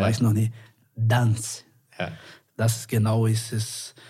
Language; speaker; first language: German; non-native, learner; Portuguese